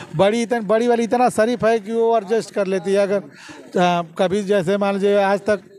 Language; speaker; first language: Hindi; native; Hindi